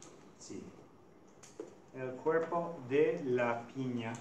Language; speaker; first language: Spanish; non-native, fluent; English